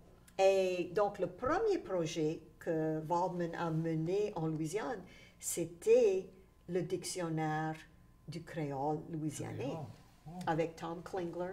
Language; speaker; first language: French; native; French